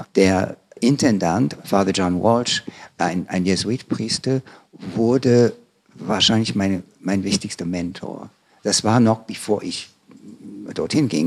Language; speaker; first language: German; non-native, fluent; English